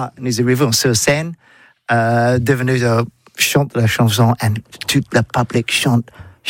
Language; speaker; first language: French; non-native, learner; English